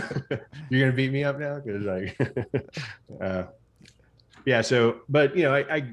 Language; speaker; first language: English; native; English